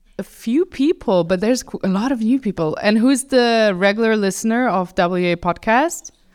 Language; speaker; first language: English; non-native, fluent; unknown